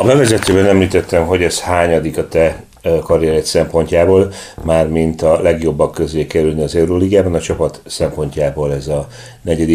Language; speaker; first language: Hungarian; native; Hungarian